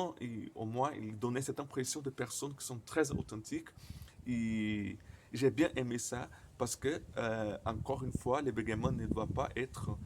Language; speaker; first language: French; non-native, learner; Portuguese